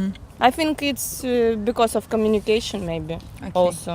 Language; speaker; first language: English; non-native, fluent; Russian